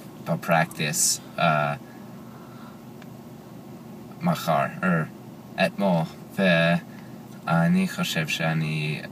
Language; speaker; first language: Hebrew; non-native, learner; English